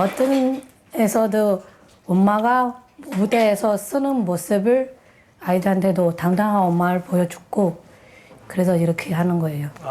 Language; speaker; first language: Korean; non-native, learner; Chinese